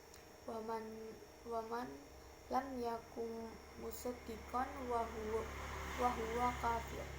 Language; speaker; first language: Arabic; non-native, learner; Indonesian